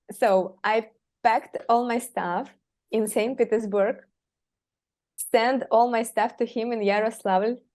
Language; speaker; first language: English; non-native, fluent; Russian